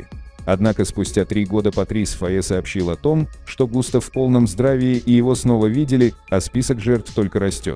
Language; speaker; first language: Russian; native; Russian